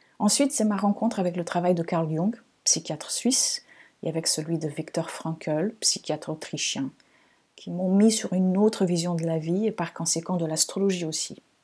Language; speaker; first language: French; non-native, fluent; Portuguese